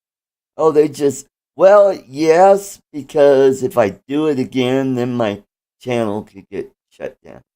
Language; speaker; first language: English; native; English